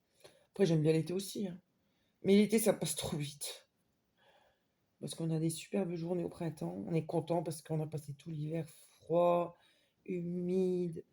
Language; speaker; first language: French; native; French